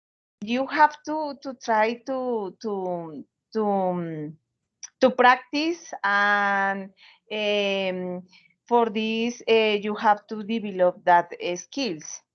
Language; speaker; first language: English; non-native, learner; Spanish